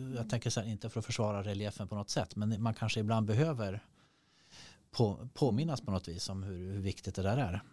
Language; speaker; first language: Swedish; native; Swedish